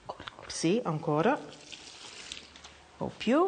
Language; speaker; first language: Italian; non-native, learner; English